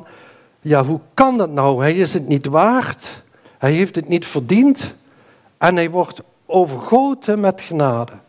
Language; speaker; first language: Dutch; native; Dutch